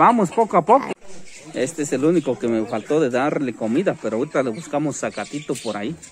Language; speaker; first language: Spanish; native; Spanish